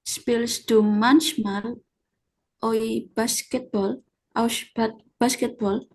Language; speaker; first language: German; non-native, learner; Indonesian